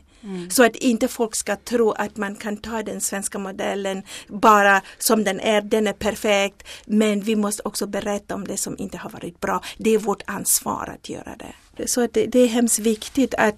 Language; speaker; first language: Swedish; non-native, fluent; Zulu